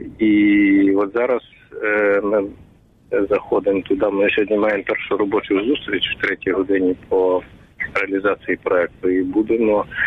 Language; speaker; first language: Ukrainian; early bilingual, heritage; Ukrainian